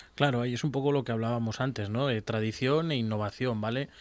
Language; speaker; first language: Spanish; native; Spanish